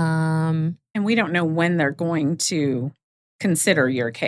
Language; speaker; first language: English; native; English